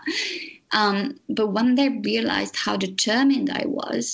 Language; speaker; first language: English; non-native, fluent; French